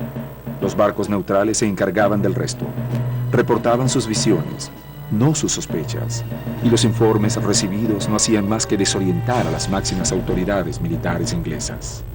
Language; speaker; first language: Spanish; native; Spanish